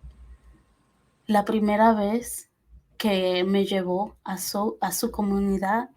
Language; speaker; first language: Spanish; early bilingual, heritage; Spanish